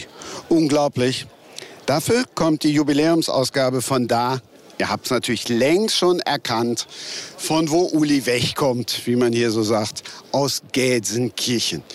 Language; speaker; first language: German; native; German